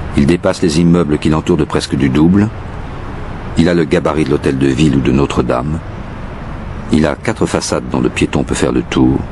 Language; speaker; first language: French; native; French